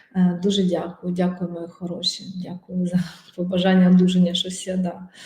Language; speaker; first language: Ukrainian; non-native, local second language; Russian